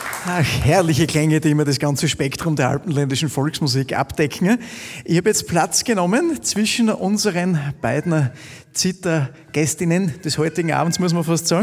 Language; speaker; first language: German; native; German